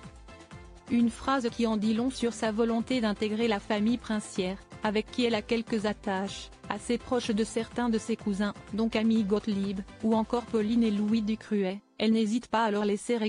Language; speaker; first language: French; native; French